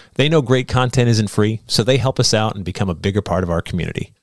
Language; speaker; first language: English; native; English